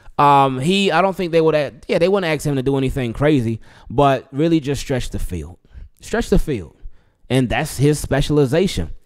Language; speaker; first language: English; native; English